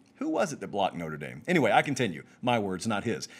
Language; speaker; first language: English; native; English